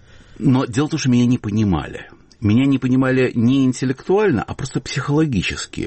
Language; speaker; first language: Russian; native; Russian